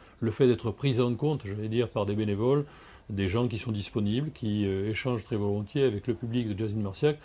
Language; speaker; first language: French; native; French